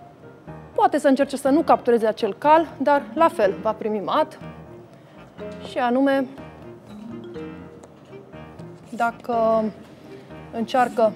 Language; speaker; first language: Romanian; native; Romanian